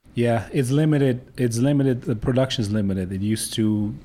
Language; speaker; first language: English; non-native, fluent; Polish